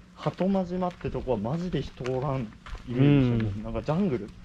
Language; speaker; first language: Japanese; native; Japanese